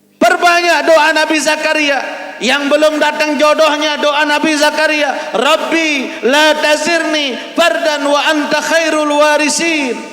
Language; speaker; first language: Malay; non-native, local second language; Sasak